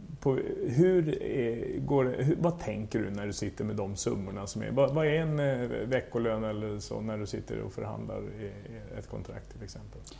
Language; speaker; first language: Swedish; native; Swedish